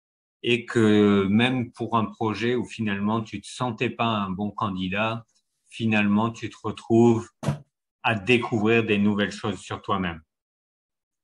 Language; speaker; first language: French; native; French